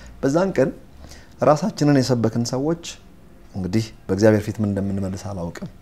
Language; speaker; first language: Amharic; native; Amharic